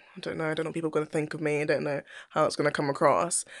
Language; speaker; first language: English; native; English